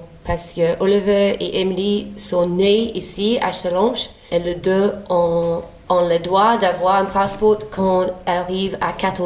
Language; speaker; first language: French; non-native, learner; English